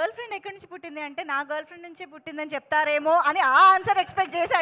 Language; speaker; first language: Telugu; native; Telugu